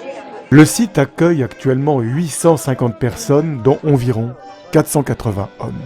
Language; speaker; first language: French; native; French